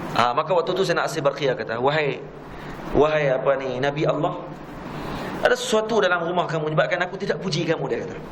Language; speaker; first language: Malay; native; Malay